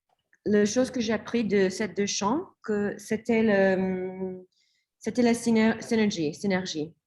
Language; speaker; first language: French; non-native, learner; English